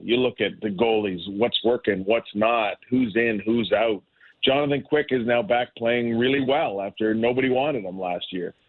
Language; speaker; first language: English; native; English